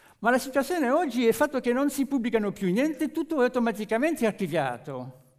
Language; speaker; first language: Italian; non-native, fluent; French